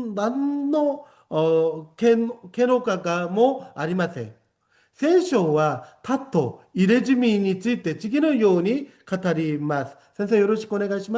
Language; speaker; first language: Japanese; non-native, fluent; Korean